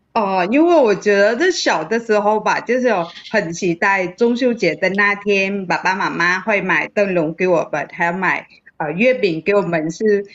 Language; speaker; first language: Chinese; non-native, fluent; Vietnamese